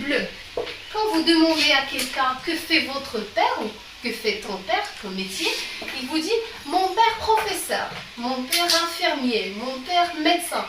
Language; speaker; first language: French; non-native, local second language; Arabic